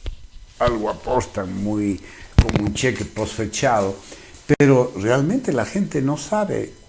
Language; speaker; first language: Spanish; native; Spanish